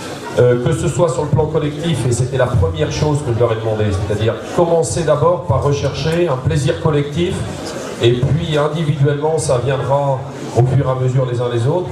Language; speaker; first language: French; native; French